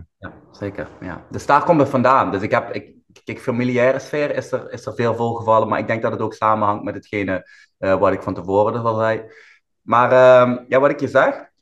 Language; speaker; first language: Dutch; native; Dutch